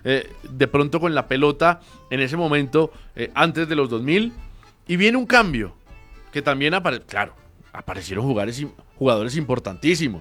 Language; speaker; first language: Spanish; native; Spanish